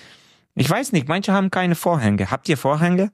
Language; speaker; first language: German; non-native, fluent; Romanian